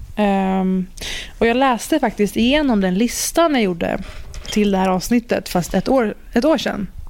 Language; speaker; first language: Swedish; early bilingual, other home language; Persian